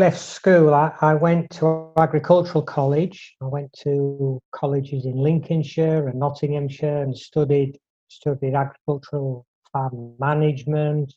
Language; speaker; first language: English; native; English